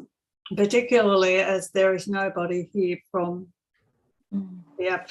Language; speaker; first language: English; native; English